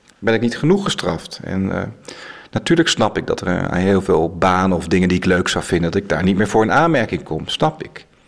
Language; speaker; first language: Dutch; native; Dutch